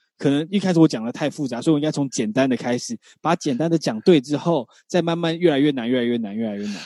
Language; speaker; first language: Chinese; native; Chinese